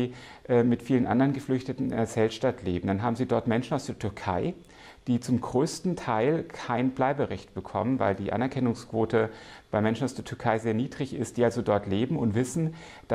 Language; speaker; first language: German; native; German